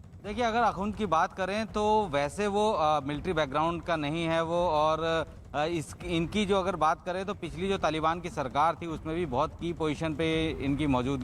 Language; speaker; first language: Hindi; native; Hindi